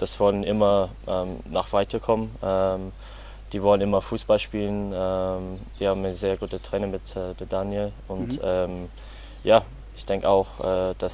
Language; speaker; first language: German; non-native, learner; English